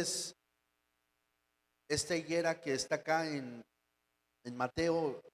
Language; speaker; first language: Spanish; native; Spanish